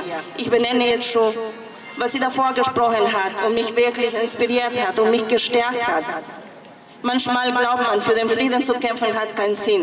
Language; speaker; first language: German; non-native, fluent; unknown